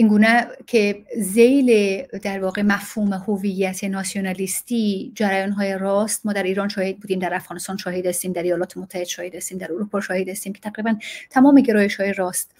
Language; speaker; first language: Persian; native; Persian